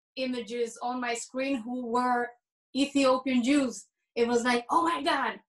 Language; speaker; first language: English; early bilingual, heritage; Hebrew